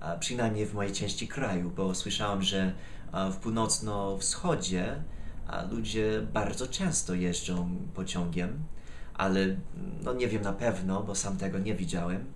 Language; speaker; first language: Polish; non-native, fluent; English